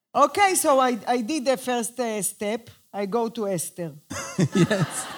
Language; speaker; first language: English; non-native, learner; Hebrew